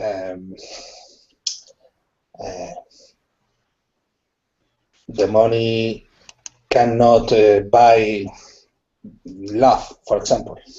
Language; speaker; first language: English; non-native, learner; Spanish